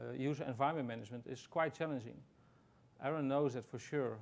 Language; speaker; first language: English; non-native, fluent; Dutch